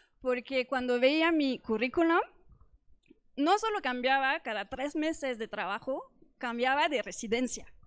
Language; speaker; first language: Spanish; non-native, fluent; French